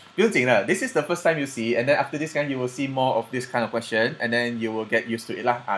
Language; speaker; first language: English; non-native, local second language; Chinese